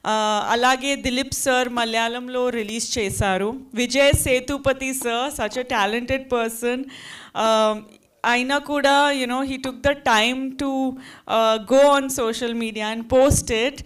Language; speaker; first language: Telugu; non-native, fluent; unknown